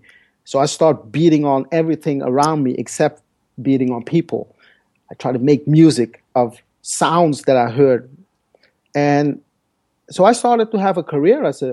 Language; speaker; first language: English; non-native, fluent; Dutch